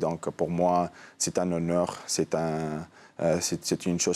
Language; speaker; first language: French; non-native, local second language; Arabic